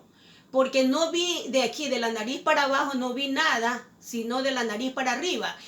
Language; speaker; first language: Spanish; native; Spanish